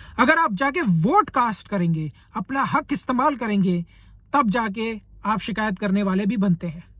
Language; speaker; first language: Urdu; native; Urdu